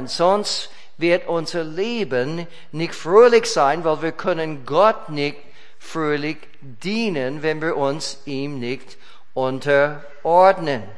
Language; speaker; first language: German; non-native, fluent; English